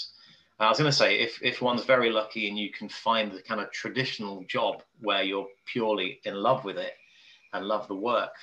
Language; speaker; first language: English; native; English